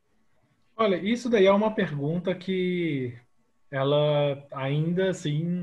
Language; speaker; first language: Portuguese; native; Portuguese